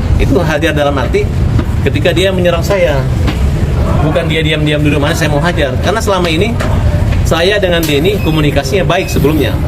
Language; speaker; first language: Indonesian; native; Indonesian